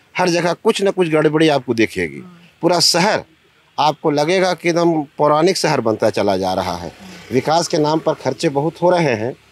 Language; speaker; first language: Hindi; native; Hindi